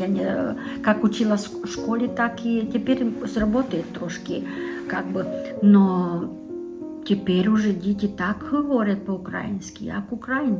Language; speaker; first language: Ukrainian; non-native, local second language; Romanian